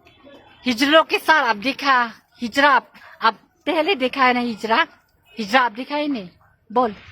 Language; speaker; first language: Hindi; non-native, local second language; Khasi